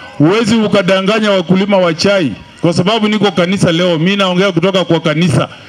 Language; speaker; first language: Swahili; non-native, local second language; Gusii